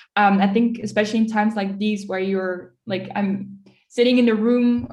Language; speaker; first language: English; early bilingual, other home language; Dutch